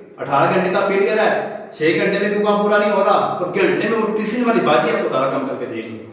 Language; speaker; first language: Urdu; non-native, local second language; Pahari-Potwari